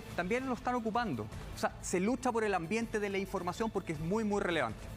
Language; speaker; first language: Spanish; native; Spanish